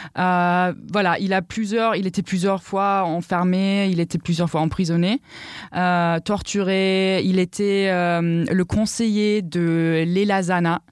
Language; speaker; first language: French; non-native, fluent; German